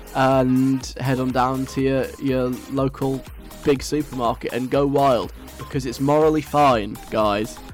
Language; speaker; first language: English; native; English